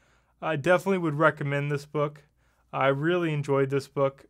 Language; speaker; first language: English; native; English